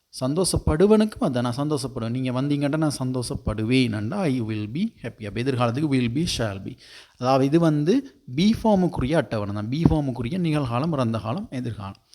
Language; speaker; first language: Tamil; native; Tamil